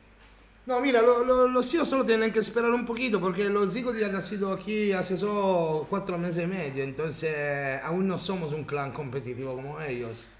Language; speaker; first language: Spanish; non-native, learner; Italian